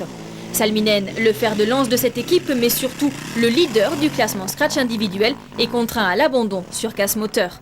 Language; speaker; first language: French; native; French